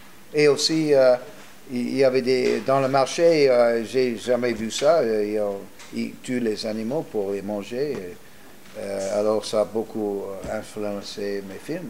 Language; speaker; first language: French; non-native, fluent; English